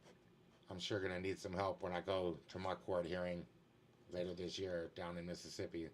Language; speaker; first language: English; native; English